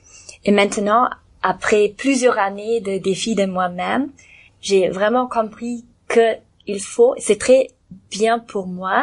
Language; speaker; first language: French; non-native, learner; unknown